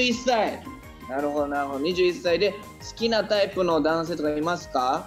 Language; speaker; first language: Japanese; native; Japanese